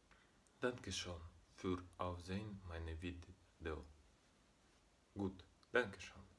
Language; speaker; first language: German; non-native, learner; Russian